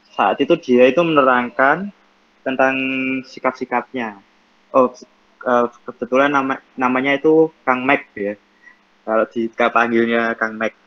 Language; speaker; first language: Indonesian; non-native, local second language; Javanese